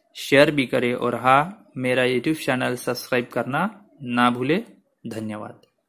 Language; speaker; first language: Hindi; non-native, local second language; Marathi